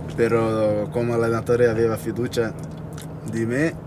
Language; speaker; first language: Italian; non-native, fluent; Portuguese